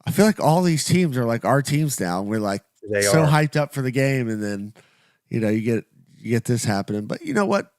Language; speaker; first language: English; native; English